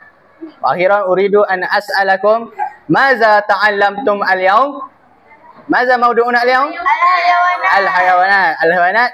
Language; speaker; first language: Arabic; non-native, learner; Malay